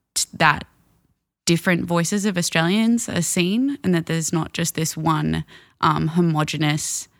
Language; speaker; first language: English; native; English